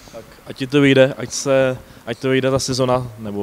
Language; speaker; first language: Czech; native; Czech